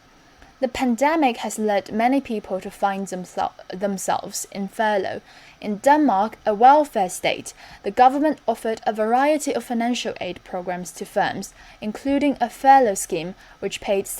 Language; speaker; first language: English; non-native, fluent; Chinese